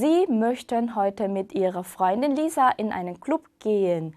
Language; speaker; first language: German; non-native, fluent; Korean